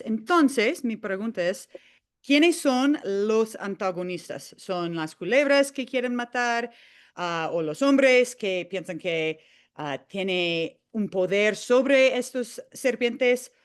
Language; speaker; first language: Spanish; non-native, fluent; English